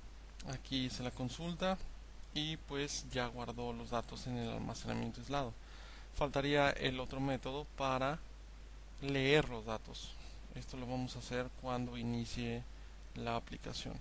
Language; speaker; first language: Spanish; native; Spanish